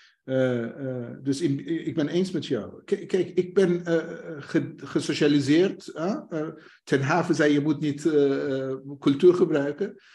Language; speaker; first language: Dutch; non-native, fluent; Persian